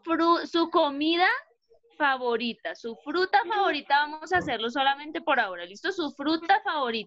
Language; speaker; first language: Spanish; native; Spanish